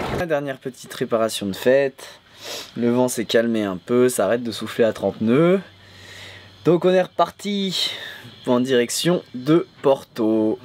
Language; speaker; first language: French; native; French